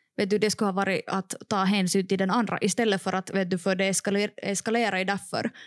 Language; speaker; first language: Swedish; native; Swedish